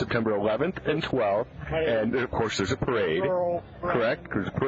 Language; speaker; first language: English; native; English